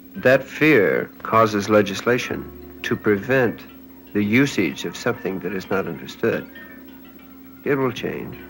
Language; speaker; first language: English; native; English